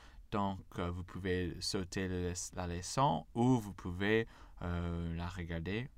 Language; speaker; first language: French; non-native, fluent; English